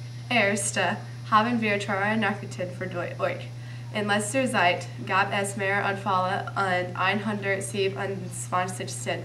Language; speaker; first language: German; non-native, learner; English